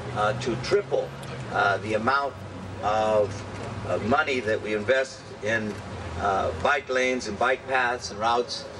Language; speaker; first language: English; native; English